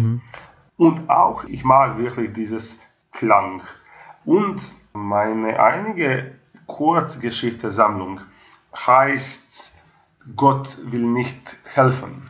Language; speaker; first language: German; non-native, fluent; Croatian